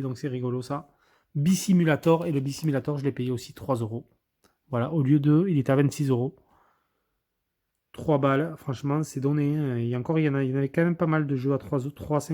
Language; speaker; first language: French; native; French